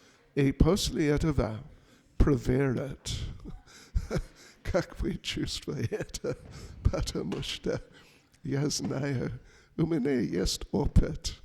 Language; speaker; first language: Russian; non-native, learner; English